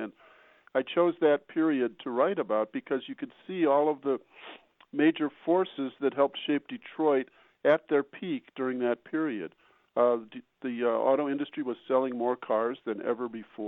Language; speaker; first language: English; native; English